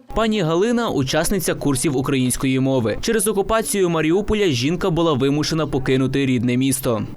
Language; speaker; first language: Ukrainian; native; Ukrainian